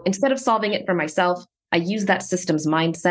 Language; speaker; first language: English; native; English